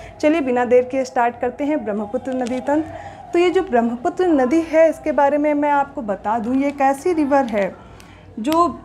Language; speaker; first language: Hindi; native; Hindi